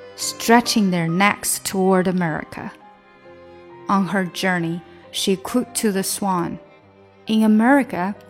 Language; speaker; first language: English; non-native, fluent; Chinese